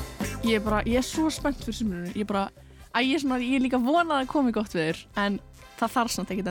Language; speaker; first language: Icelandic; native; Icelandic